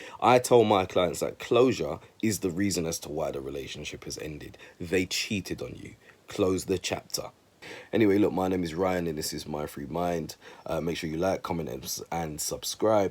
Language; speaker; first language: English; native; English